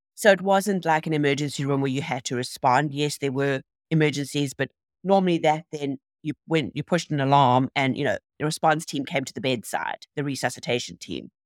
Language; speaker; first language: English; native; English